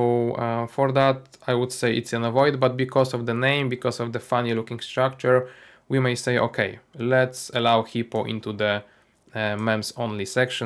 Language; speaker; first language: English; non-native, fluent; Polish